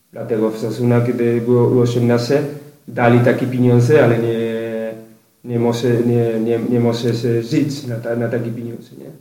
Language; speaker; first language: Polish; non-native, learner; Spanish